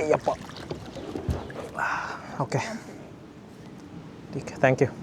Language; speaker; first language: Hindi; non-native, local second language; Kannada